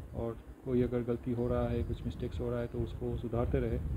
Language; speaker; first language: Hindi; non-native, local second language; Bangla